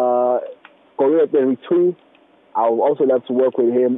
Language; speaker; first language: English; non-native, local second language; Zulu